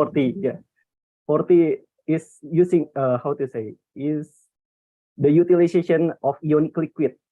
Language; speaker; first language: English; non-native, learner; Indonesian